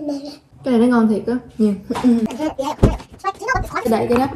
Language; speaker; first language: Vietnamese; early bilingual, heritage; Vietnamese